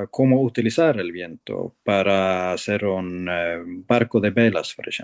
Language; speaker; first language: Spanish; non-native, fluent; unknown